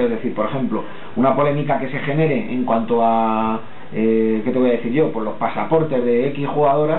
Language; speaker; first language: Spanish; native; Spanish